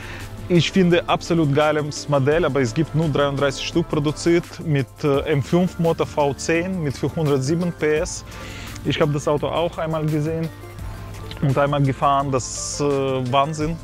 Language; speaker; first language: German; non-native, fluent; Russian